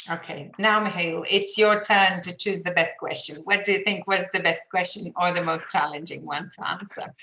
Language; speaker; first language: English; non-native, fluent; Lithuanian